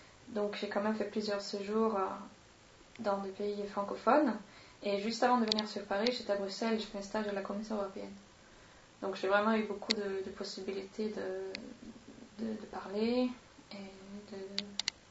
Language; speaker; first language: French; non-native, fluent; Swedish